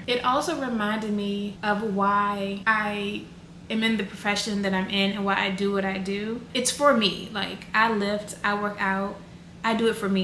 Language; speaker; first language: English; native; English